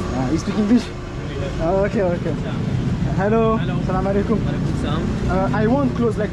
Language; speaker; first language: English; non-native, learner; French